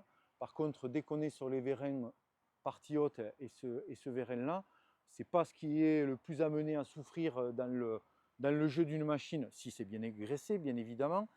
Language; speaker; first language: French; native; French